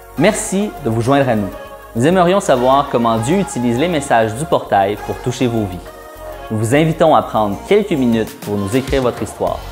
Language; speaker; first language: French; native; French